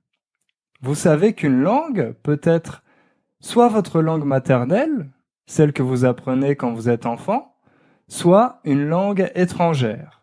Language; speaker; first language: French; native; French